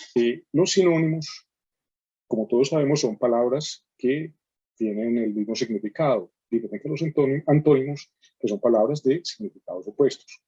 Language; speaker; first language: Spanish; native; Spanish